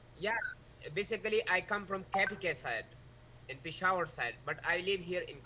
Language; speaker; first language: English; non-native, learner; Pashto